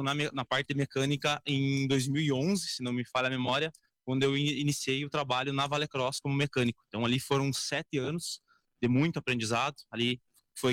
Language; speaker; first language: Portuguese; native; Portuguese